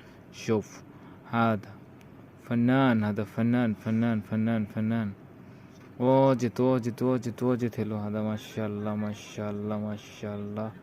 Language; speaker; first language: Arabic; non-native, learner; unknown